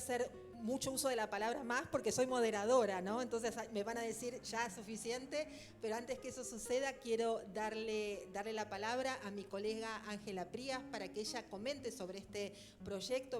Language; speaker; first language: Spanish; native; Spanish